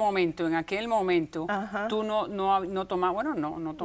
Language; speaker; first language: Spanish; native; Spanish